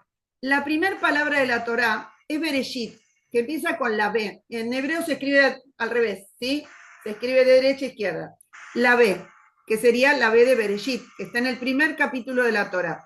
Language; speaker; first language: Spanish; native; Spanish